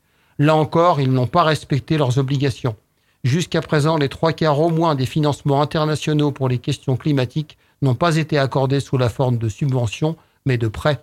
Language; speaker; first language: French; native; French